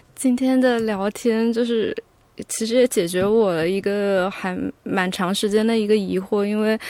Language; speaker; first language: Chinese; non-native, fluent; Japanese